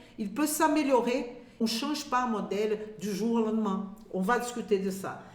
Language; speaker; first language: French; non-native, fluent; Portuguese